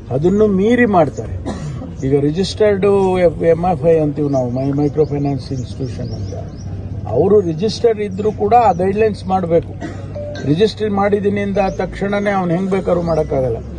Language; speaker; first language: Kannada; native; Kannada